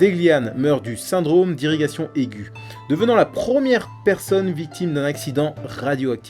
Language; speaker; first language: French; native; French